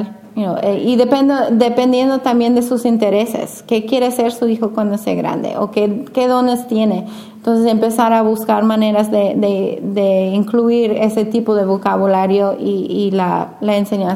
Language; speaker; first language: Spanish; non-native, fluent; English